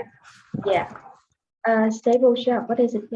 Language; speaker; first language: English; non-native, fluent; Vietnamese